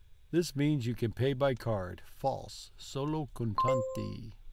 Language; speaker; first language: English; native; English